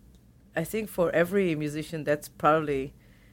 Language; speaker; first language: English; non-native, fluent; Hebrew